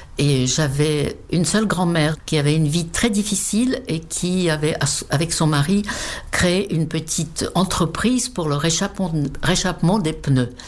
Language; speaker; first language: French; non-native, fluent; Czech